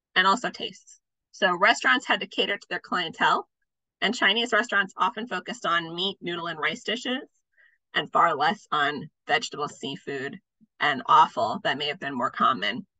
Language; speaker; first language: English; native; English